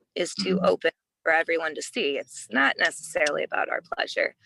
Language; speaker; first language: English; native; English